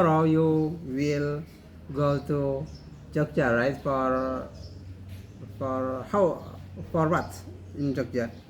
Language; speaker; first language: English; non-native, learner; Indonesian